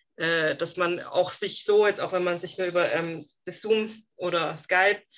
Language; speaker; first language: German; native; German